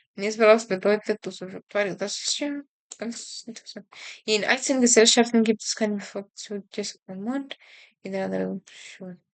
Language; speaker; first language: German; non-native, learner; Spanish